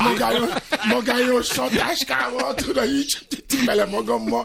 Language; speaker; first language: Hungarian; non-native, fluent; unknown